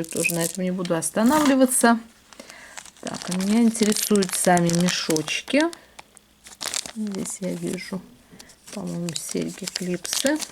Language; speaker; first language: Russian; native; Russian